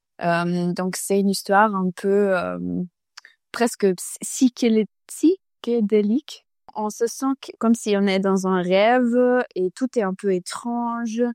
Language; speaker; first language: French; non-native, fluent; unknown